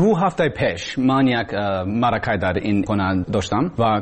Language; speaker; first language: Persian; non-native, learner; English